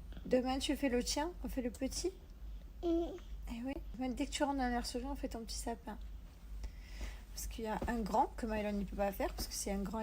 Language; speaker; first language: French; native; French